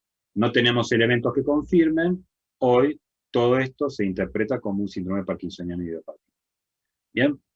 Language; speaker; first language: Spanish; native; Spanish